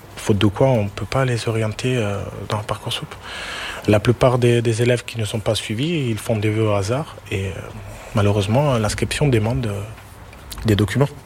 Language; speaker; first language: French; non-native, fluent; Italian